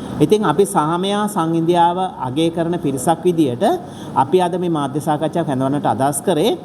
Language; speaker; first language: Sinhala; non-native, local second language; Tamil